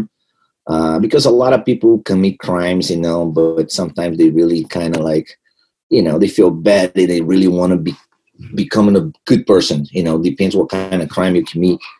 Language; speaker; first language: English; non-native, fluent; Portuguese